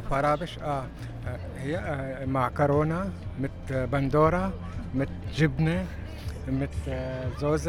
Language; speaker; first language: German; non-native, learner; Arabic